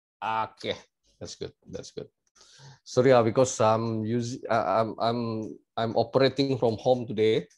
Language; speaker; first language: English; non-native, local second language; Malay